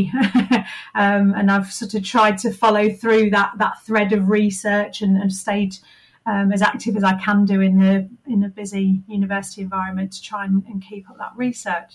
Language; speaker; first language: English; native; English